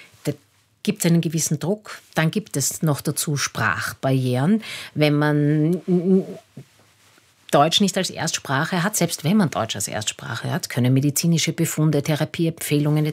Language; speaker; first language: German; native; German